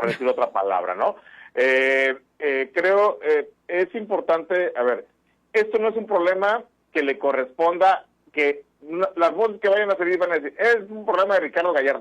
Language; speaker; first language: Spanish; native; Spanish